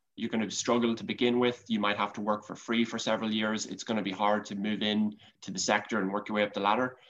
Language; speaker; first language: English; native; English